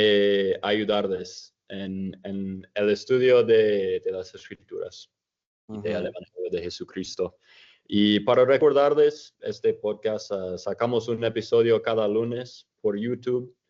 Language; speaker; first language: Spanish; non-native, fluent; English